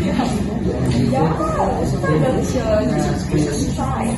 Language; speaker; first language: English; non-native, learner; Indonesian